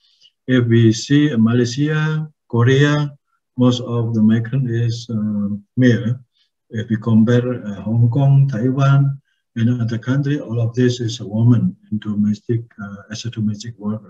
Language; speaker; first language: English; non-native, learner; Indonesian